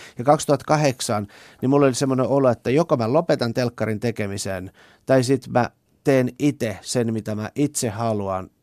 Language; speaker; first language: Finnish; early bilingual, other home language; Persian